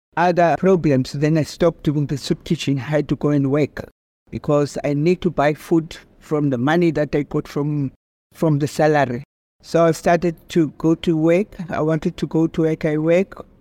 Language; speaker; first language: English; non-native, local second language; Xhosa